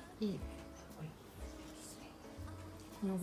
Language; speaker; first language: Japanese; native; Japanese